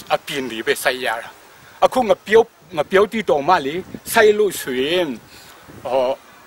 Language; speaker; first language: Burmese; non-native, local second language; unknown